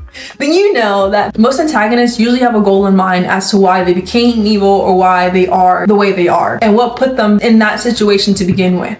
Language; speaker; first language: English; native; English